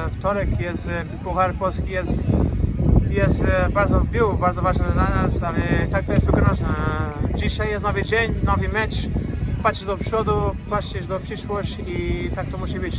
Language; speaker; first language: Polish; non-native, learner; Portuguese